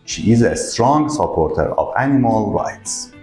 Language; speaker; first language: English; non-native, fluent; Persian